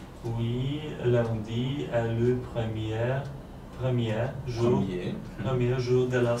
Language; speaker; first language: French; non-native, learner; Polish